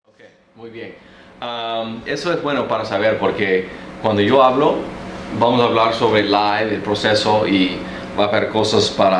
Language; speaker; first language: Spanish; early bilingual, heritage; Spanish